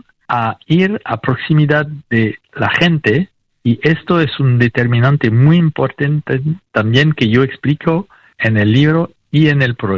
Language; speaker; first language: Spanish; non-native, fluent; French